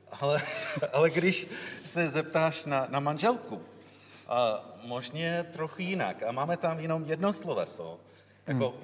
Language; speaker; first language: Czech; non-native, learner; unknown